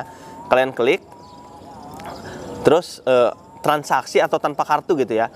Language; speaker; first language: Indonesian; native; Indonesian